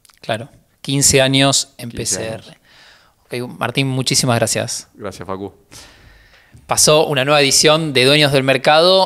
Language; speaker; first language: Spanish; native; Spanish